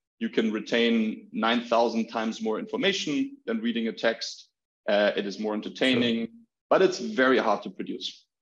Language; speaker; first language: English; non-native, fluent; German